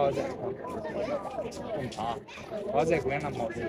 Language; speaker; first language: Vietnamese; non-native, learner; Chinese